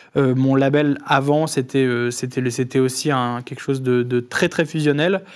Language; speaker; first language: French; native; French